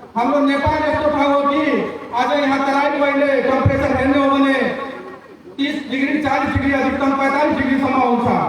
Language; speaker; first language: Nepali; non-native, local second language; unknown